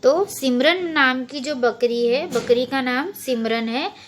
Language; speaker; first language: Hindi; non-native, local second language; Gujarati